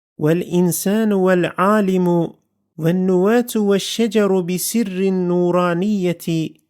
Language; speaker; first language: Arabic; non-native, fluent; Turkish